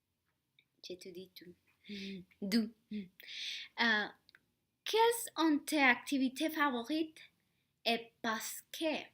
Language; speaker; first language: French; non-native, learner; Spanish